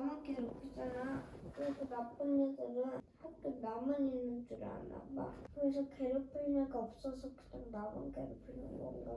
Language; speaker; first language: Korean; early bilingual, heritage; Korean